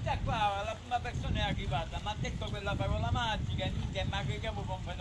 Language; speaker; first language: Italian; native; Italian